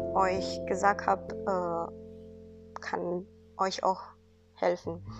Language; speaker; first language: German; non-native, fluent; Indonesian